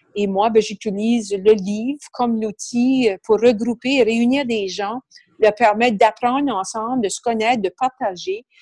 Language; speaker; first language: French; native; French